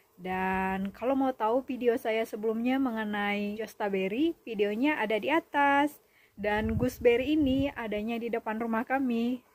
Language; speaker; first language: Indonesian; native; Indonesian